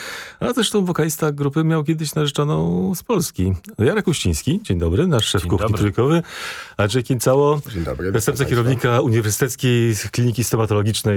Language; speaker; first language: Polish; native; Polish